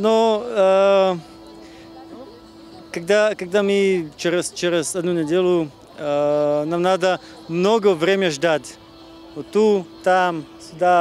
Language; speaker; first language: Russian; non-native, learner; Slovak